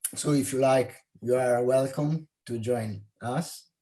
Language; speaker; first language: English; non-native, fluent; Italian